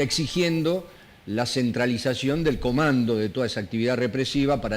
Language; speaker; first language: Spanish; native; Spanish